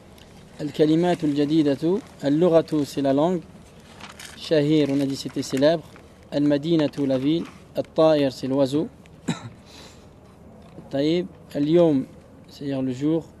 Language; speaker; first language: Arabic; non-native, learner; French